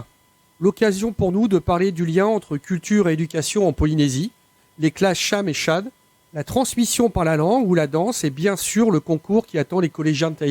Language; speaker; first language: French; native; French